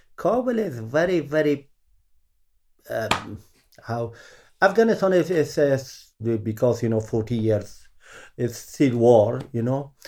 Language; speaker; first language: English; non-native, learner; Persian